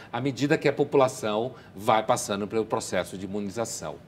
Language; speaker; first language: Portuguese; native; Portuguese